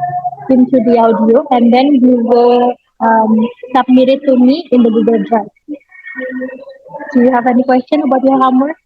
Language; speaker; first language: English; non-native, learner; Indonesian